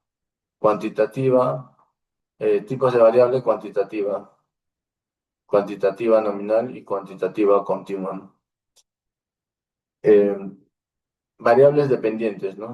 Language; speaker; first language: Spanish; native; Spanish